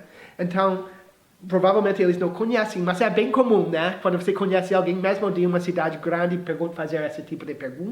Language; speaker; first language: Portuguese; non-native, fluent; English